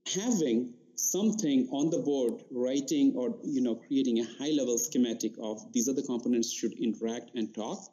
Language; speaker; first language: English; non-native, local second language; Bangla